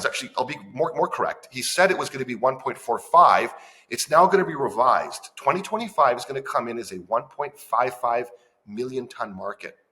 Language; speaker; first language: English; native; English